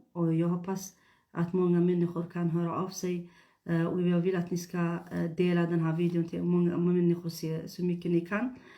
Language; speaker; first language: Swedish; non-native, fluent; Tigrinya